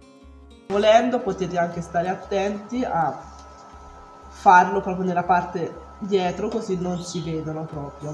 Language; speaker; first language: Italian; native; Italian